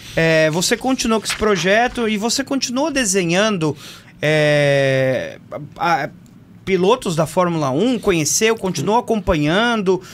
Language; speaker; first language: Portuguese; native; Portuguese